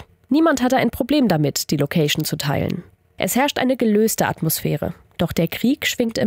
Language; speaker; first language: German; native; German